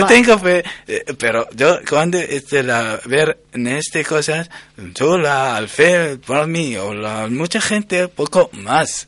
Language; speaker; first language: Spanish; non-native, learner; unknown